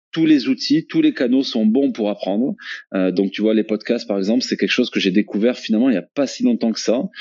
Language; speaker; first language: French; native; French